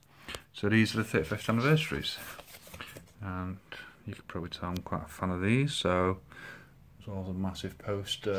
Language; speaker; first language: English; native; English